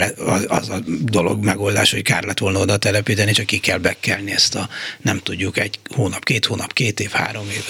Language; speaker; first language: Hungarian; native; Hungarian